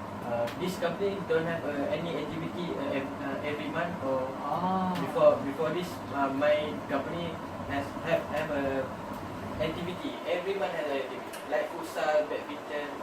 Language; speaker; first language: English; non-native, learner; Malay